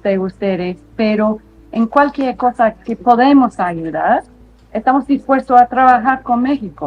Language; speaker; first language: Spanish; non-native, fluent; English